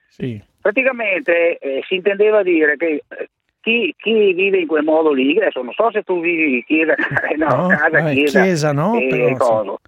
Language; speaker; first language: Italian; native; Italian